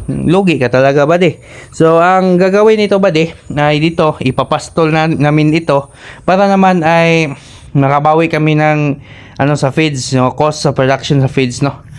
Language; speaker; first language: Filipino; non-native, local second language; Cebuano